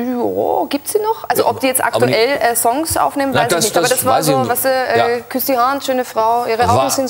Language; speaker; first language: German; native; German